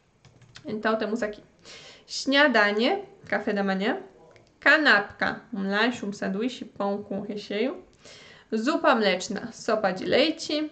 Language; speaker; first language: Portuguese; non-native, fluent; Polish